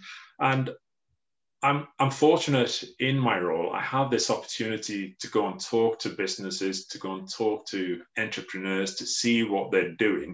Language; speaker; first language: English; native; English